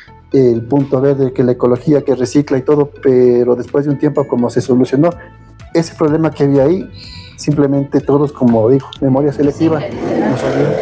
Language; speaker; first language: Spanish; native; Spanish